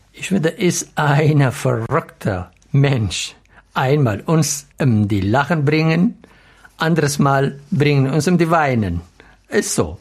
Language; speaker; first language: German; non-native, learner; Arabic